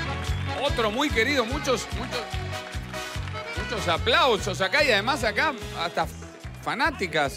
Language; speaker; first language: Spanish; native; Spanish